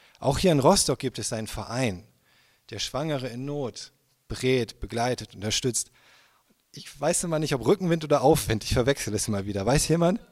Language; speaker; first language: German; native; German